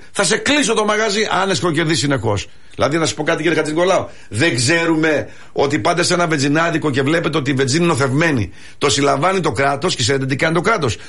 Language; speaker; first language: Greek; early bilingual, heritage; Greek